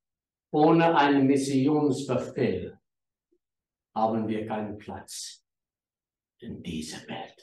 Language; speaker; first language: German; non-native, learner; Afrikaans